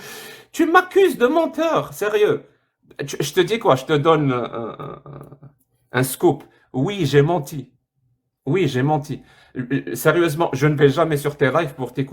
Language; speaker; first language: French; native; French